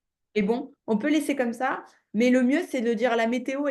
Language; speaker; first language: French; native; French